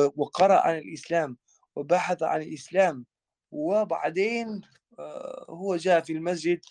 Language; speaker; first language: Arabic; non-native, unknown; Albanian